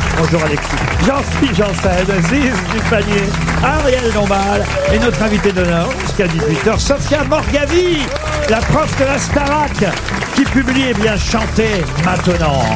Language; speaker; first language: French; native; French